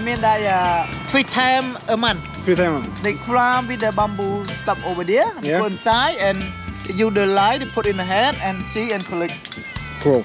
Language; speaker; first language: English; non-native, learner; Khmer